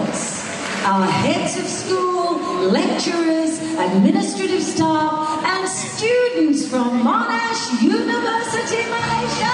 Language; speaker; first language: English; native; English